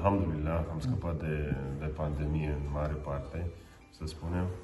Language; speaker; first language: Romanian; non-native, local second language; Crimean Tatar